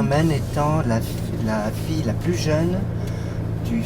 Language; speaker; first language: French; early bilingual, other home language; Vietnamese